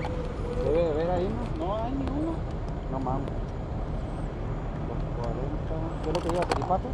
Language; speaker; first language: Spanish; native; Spanish